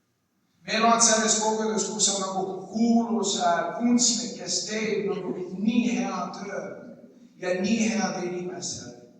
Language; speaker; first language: Estonian; non-native, fluent; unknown